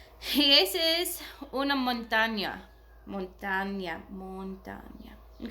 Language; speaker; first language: Spanish; non-native, learner; English